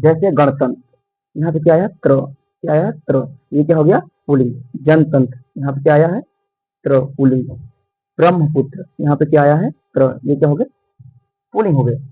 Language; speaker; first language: Hindi; native; Hindi